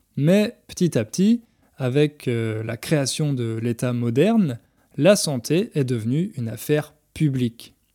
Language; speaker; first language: French; native; French